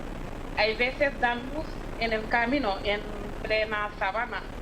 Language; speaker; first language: Spanish; non-native, fluent; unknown